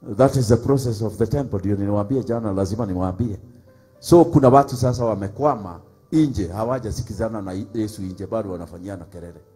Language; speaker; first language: Swahili; non-native, local second language; Kikuyu